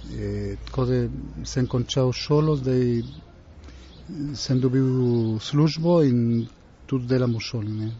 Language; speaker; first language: Slovenian; early bilingual, heritage; Slovenian